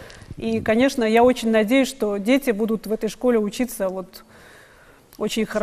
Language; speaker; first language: Russian; native; Russian